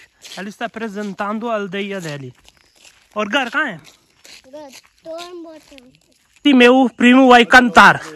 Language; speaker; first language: Portuguese; non-native, learner; Hindi